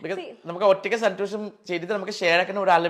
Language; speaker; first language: Malayalam; non-native, fluent; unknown